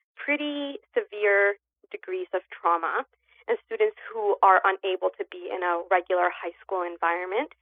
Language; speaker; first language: English; early bilingual, other home language; Spanish